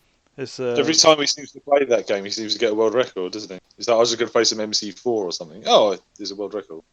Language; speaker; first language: English; native; English